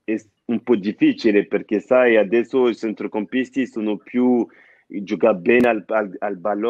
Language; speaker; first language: Italian; non-native, fluent; French